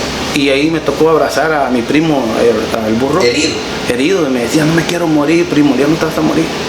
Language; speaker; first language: Spanish; native; Spanish